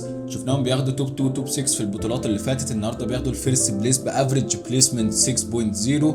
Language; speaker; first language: Arabic; native; Arabic